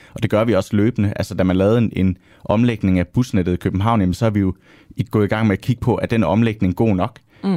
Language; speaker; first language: Danish; native; Danish